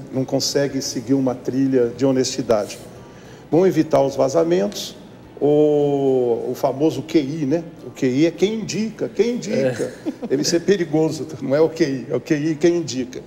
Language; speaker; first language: Portuguese; native; Portuguese